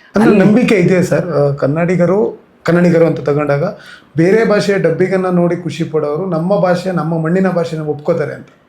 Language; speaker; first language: Kannada; native; Kannada